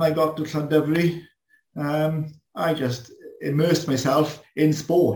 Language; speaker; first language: English; non-native, local second language; Welsh